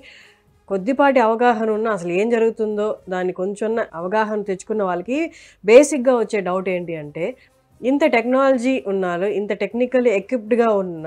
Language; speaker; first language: Telugu; native; Telugu